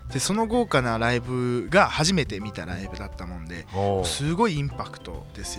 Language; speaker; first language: Japanese; native; Japanese